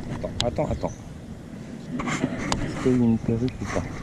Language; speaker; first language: French; native; French